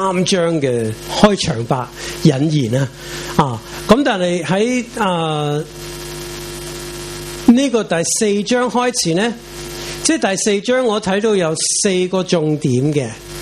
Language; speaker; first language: Chinese; non-native, local second language; Cantonese